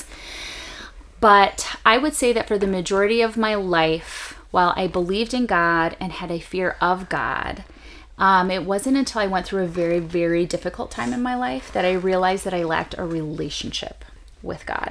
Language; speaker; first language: English; native; English